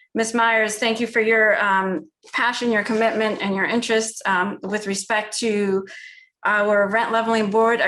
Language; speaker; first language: English; early bilingual, other home language; Spanish